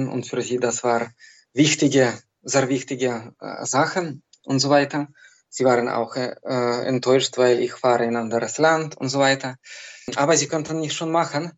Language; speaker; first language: German; non-native, learner; Belarusian